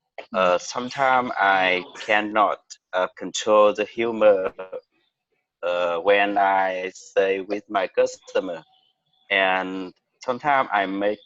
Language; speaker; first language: English; non-native, learner; Vietnamese